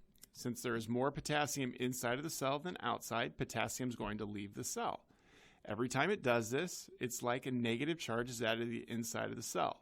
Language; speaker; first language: English; native; English